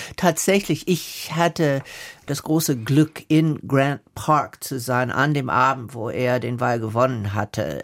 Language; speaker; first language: German; non-native, fluent; English